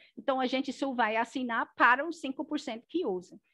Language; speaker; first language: Portuguese; non-native, fluent; English